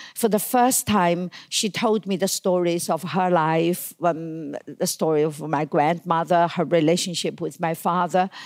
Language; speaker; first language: English; non-native, fluent; Chinese